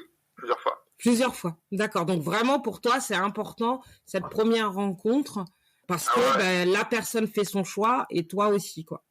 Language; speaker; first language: French; native; French